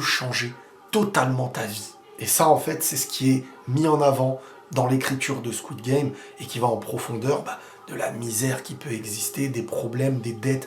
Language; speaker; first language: French; native; French